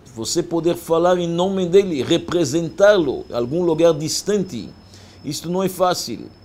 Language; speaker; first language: Portuguese; non-native, fluent; French